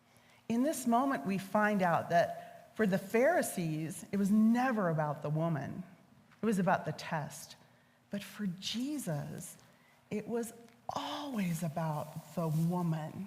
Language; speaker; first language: English; native; English